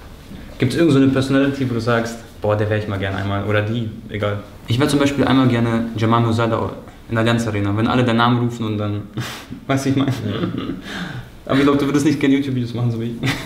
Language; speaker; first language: German; native; German